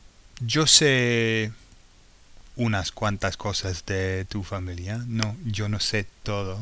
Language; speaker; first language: Spanish; non-native, fluent; English